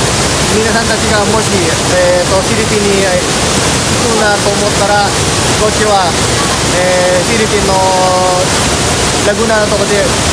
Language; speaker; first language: Japanese; non-native, fluent; Filipino